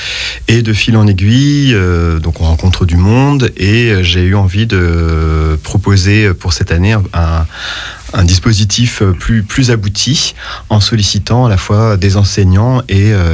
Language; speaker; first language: French; native; French